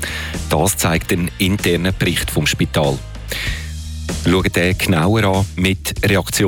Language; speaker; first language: German; native; German